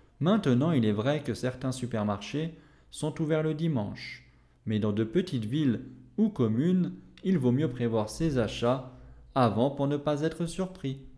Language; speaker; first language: French; native; French